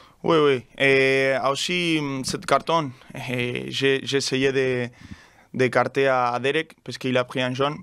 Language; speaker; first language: French; non-native, learner; Spanish